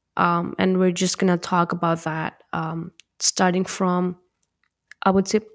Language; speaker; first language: English; non-native, local second language; Punjabi